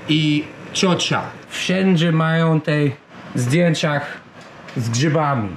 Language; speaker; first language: Polish; non-native, learner; English